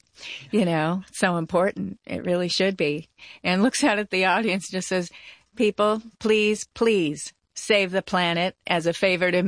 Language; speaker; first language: English; native; English